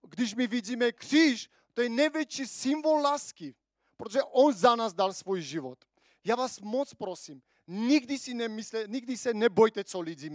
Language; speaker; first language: Czech; non-native, fluent; Armenian